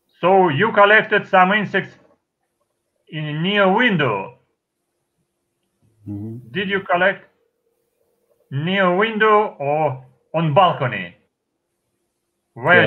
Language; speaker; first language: English; non-native, fluent; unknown